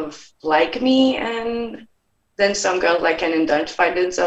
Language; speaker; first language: English; non-native, fluent; French